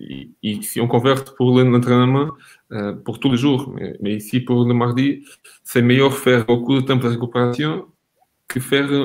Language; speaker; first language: French; non-native, fluent; Portuguese